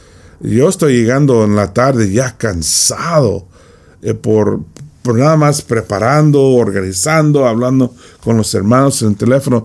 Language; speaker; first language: Spanish; non-native, fluent; English